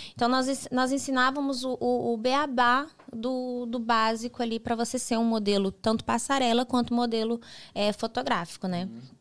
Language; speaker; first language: Portuguese; native; Portuguese